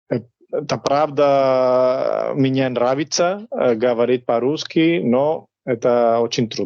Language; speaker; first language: Russian; non-native, learner; Spanish